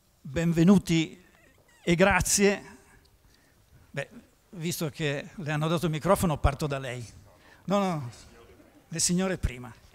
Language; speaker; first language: Italian; native; Italian